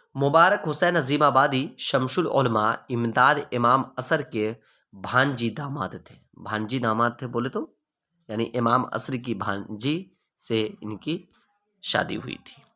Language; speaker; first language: Urdu; native; Urdu